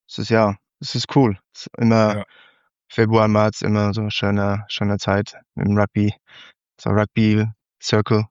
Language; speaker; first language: German; non-native, learner; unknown